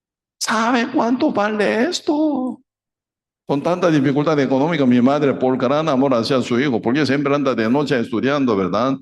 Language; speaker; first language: Spanish; non-native, fluent; Korean